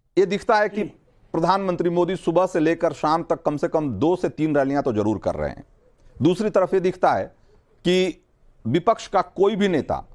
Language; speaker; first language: Hindi; native; Hindi